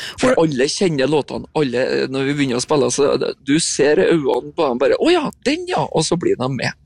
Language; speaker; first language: Norwegian; native; Norwegian